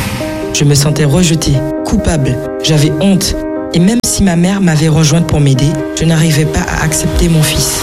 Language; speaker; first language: French; native; French